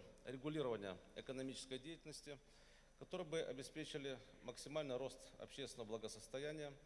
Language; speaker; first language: Russian; native; Russian